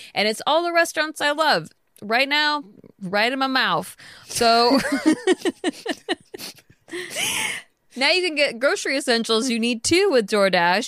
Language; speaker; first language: English; native; English